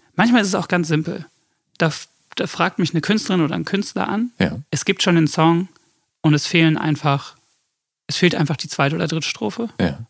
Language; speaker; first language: German; early bilingual, other home language; English